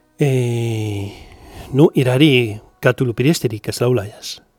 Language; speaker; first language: Latvian; non-native, learner; Spanish